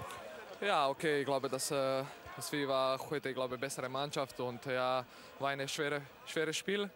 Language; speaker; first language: German; non-native, learner; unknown